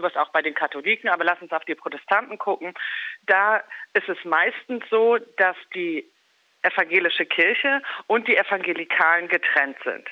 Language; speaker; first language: German; native; German